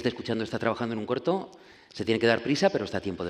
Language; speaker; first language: Spanish; native; Spanish